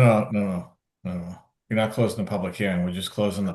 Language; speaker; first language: English; native; English